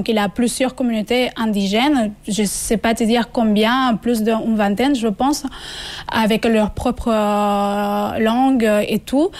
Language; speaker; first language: French; non-native, fluent; Spanish